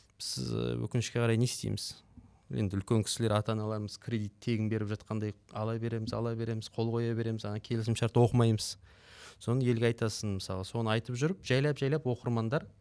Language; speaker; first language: Kazakh; native; Kazakh